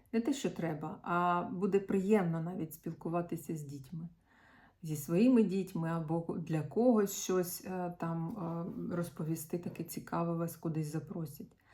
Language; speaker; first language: Ukrainian; non-native, local second language; Russian